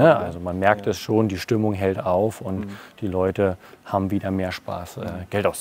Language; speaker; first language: German; native; German